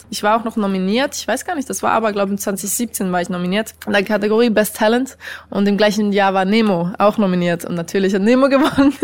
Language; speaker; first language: German; native; German